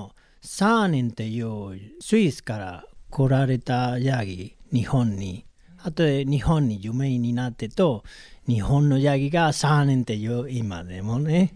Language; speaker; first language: Japanese; non-native, learner; Spanish